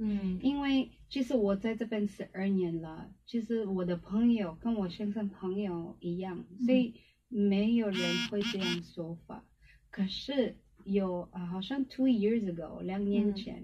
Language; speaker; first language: Chinese; non-native, learner; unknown